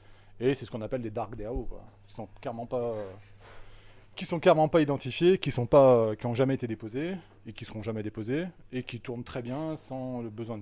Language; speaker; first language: French; native; French